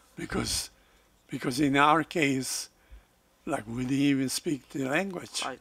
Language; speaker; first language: English; non-native, fluent; Spanish